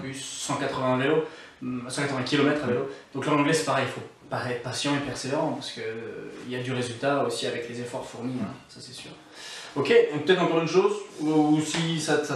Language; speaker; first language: French; non-native, fluent; English